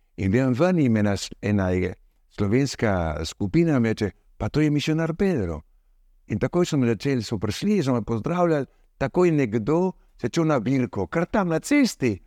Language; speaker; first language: Slovenian; early bilingual, heritage; Slovenian